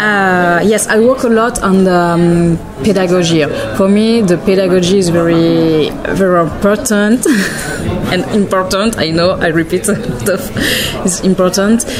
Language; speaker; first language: English; non-native, learner; French